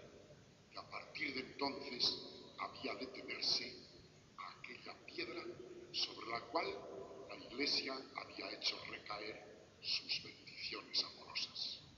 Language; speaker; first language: Spanish; native; Spanish